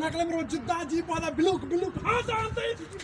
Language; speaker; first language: Arabic; non-native, learner; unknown